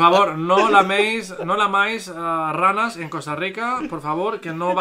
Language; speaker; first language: Spanish; native; Spanish